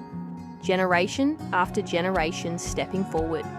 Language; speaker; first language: English; native; English